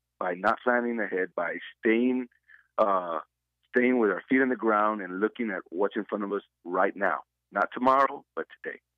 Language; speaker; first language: English; native; English